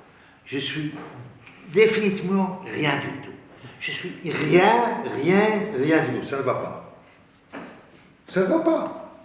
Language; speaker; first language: French; non-native, learner; Hebrew